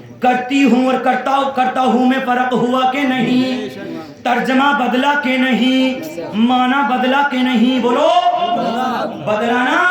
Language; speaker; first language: Urdu; native; Urdu